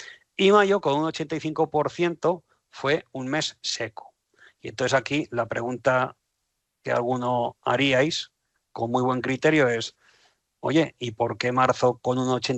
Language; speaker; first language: Spanish; native; Spanish